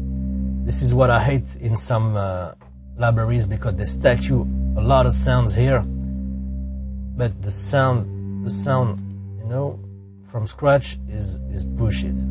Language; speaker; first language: English; non-native, fluent; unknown